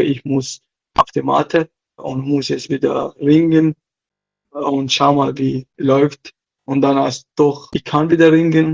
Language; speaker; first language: German; non-native, learner; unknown